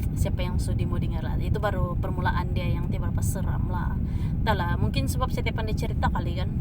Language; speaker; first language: Malay; native; Malay